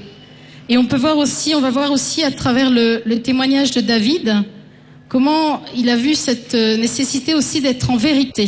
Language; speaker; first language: French; native; French